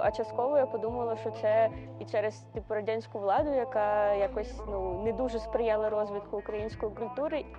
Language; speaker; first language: Ukrainian; native; Ukrainian